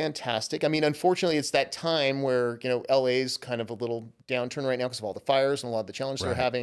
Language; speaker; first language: English; native; English